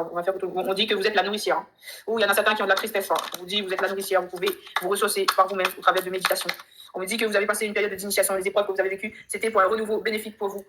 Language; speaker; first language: French; native; French